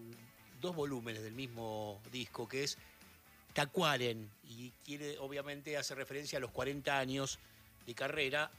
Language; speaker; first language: Spanish; native; Spanish